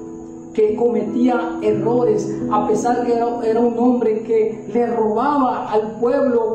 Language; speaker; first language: Spanish; native; Spanish